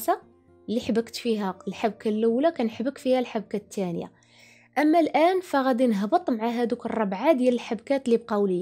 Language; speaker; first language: Arabic; native; Arabic